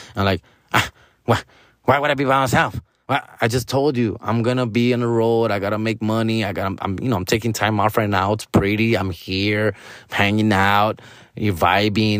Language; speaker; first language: English; early bilingual, other home language; Spanish